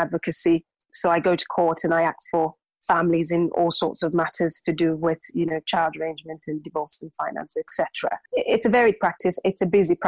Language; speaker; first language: English; non-native, local second language; Yoruba